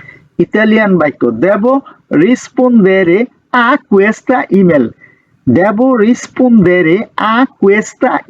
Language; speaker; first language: Italian; non-native, learner; Bangla